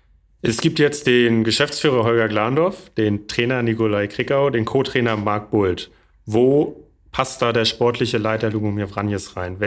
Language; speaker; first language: German; native; German